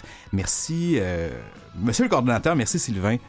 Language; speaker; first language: French; native; French